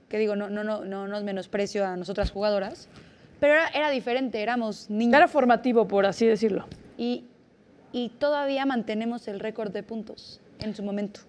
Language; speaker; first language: Spanish; native; Spanish